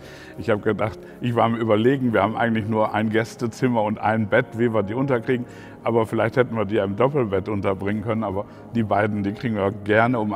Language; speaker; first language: German; native; German